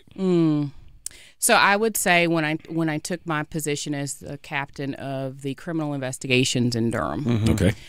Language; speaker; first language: English; native; English